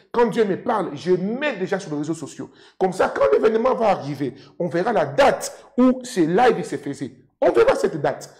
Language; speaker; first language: French; non-native, local second language; Lingala